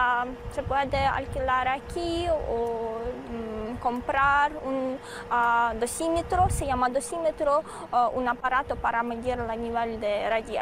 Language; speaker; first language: Spanish; non-native, learner; Ukrainian